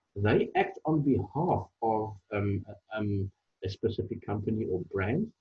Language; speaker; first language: English; non-native, local second language; Afrikaans